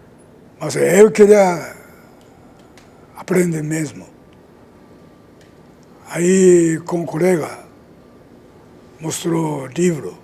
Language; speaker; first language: Portuguese; non-native, learner; Japanese